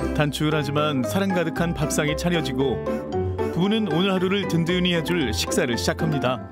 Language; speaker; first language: Korean; native; Korean